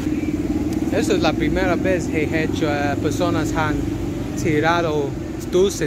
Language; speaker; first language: Spanish; non-native, learner; English